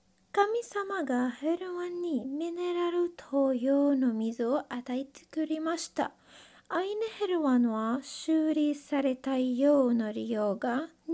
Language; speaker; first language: Japanese; non-native, learner; Arabic